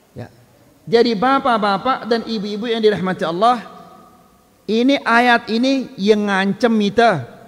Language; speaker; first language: Malay; non-native, local second language; Sasak